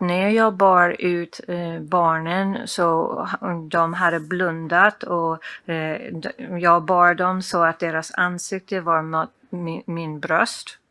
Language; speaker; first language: Swedish; non-native, fluent; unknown